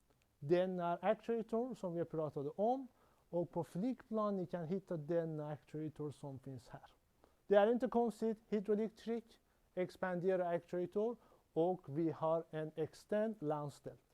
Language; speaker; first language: Swedish; non-native, learner; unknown